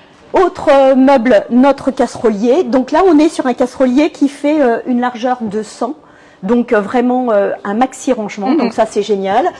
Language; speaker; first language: French; native; French